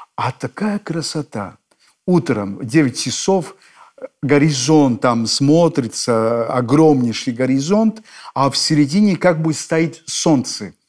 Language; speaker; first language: Russian; non-native, fluent; Spanish